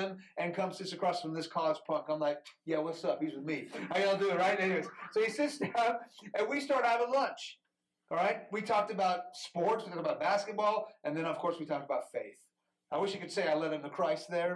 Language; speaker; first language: English; early bilingual, other home language; Persian